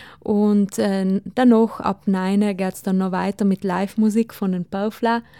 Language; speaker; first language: German; non-native, local second language; Ladin